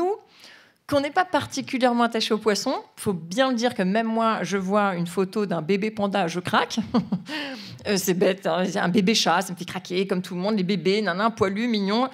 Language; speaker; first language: French; native; French